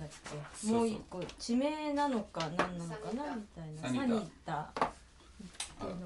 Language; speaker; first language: Japanese; native; Japanese